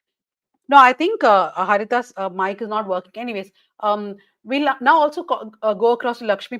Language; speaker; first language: English; non-native, local second language; Malayalam